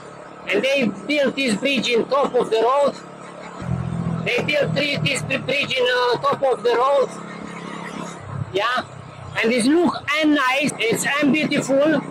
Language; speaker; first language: English; non-native, learner; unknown